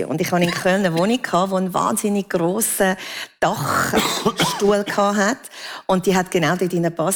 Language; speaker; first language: German; native; German